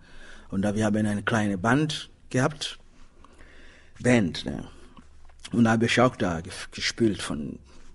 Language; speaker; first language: German; non-native, learner; Swahili